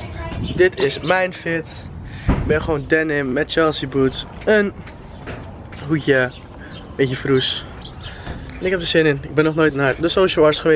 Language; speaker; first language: Dutch; native; Dutch